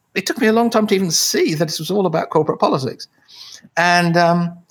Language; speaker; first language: English; native; English